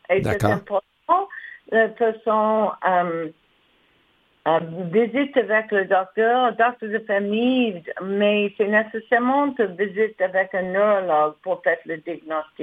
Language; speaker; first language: French; non-native, learner; English